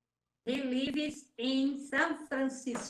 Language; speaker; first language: English; non-native, learner; Portuguese